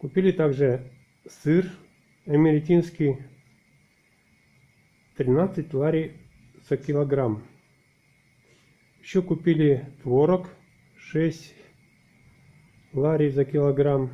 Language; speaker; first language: Russian; native; Russian